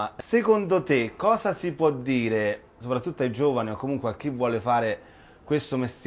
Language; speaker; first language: Italian; native; Italian